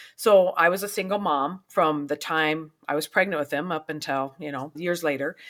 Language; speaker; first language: English; native; English